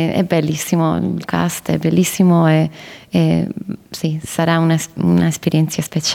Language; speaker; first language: Italian; non-native, fluent; English